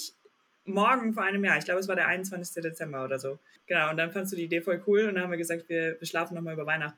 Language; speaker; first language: German; native; German